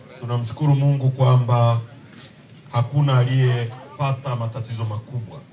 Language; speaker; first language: Swahili; native; Swahili